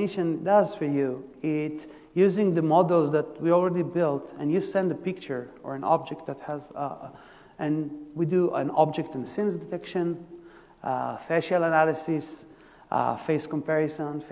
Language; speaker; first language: English; non-native, fluent; Hebrew